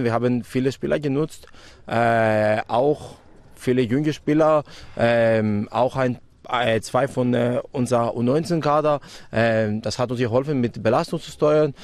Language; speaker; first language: German; non-native, fluent; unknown